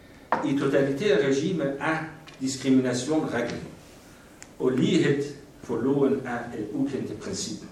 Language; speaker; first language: Danish; non-native, fluent; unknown